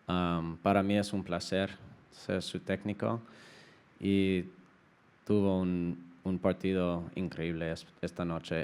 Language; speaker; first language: Spanish; non-native, fluent; English